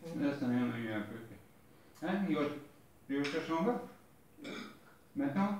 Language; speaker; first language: French; native; French